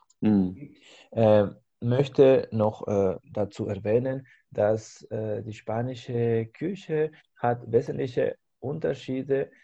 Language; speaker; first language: German; non-native, fluent; Spanish